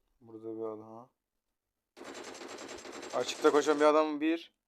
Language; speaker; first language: Turkish; native; Turkish